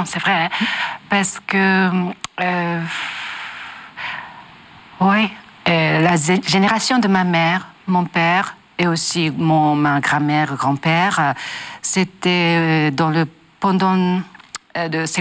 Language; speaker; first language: French; non-native, learner; Japanese